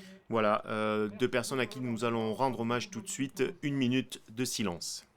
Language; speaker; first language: French; native; French